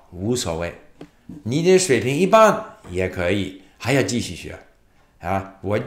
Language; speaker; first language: Chinese; non-native, fluent; English